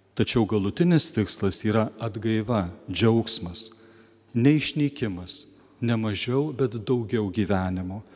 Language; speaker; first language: Lithuanian; native; Lithuanian